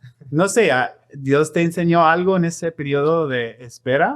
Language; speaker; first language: Spanish; non-native, fluent; English